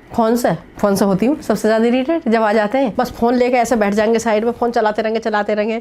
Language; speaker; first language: Hindi; native; Hindi